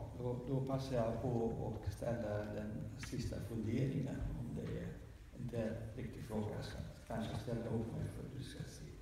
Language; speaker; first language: Swedish; non-native, fluent; Kurdish